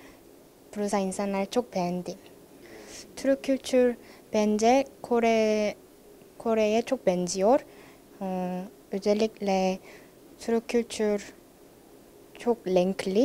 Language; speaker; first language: Turkish; non-native, learner; Korean